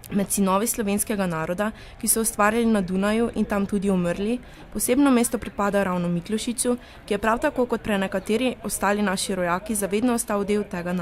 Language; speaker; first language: Slovenian; native; Slovenian